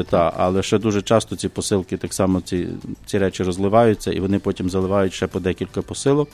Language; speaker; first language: Ukrainian; native; Ukrainian